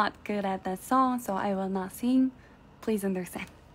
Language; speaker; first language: English; non-native, learner; Chinese